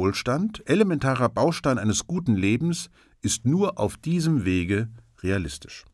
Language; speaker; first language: German; native; German